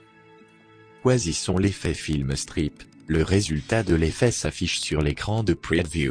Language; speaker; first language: French; native; French